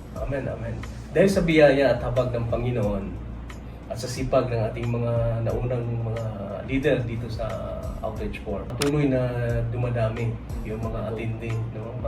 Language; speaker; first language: Filipino; non-native, local second language; Cebuano